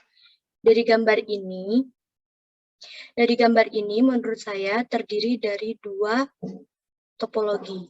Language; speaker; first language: Indonesian; native; Indonesian